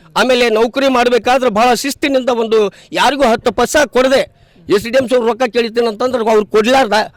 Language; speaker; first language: Kannada; native; Kannada